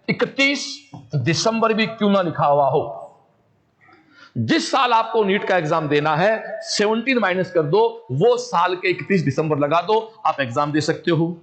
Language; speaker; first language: Hindi; native; Hindi